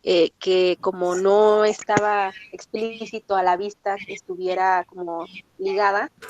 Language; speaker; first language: Spanish; native; Spanish